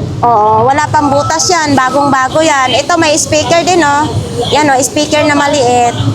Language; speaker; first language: Filipino; non-native, local second language; Cebuano